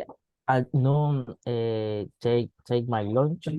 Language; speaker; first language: English; non-native, learner; Spanish